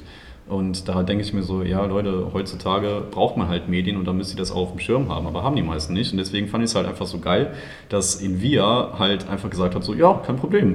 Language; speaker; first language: German; native; German